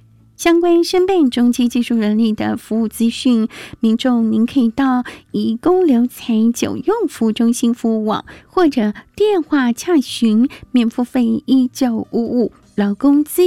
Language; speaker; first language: Chinese; native; Chinese